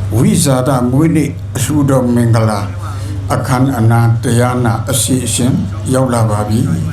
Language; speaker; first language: Burmese; non-native, local second language; Pa'o Karen